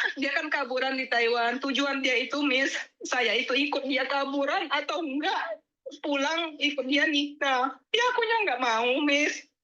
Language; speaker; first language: Indonesian; native; Indonesian